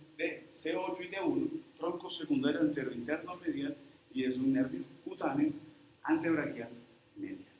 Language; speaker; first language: Spanish; native; Spanish